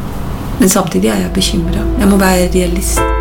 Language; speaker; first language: Norwegian; non-native, fluent; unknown